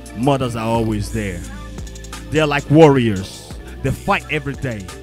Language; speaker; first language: English; non-native, local second language; Yoruba